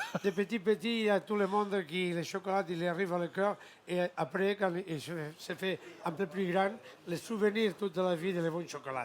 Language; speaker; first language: French; non-native, learner; Catalan